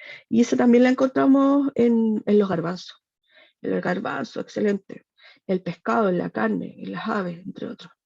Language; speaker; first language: Spanish; native; Spanish